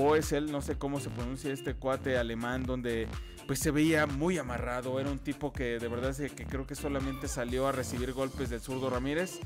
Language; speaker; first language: Spanish; native; Spanish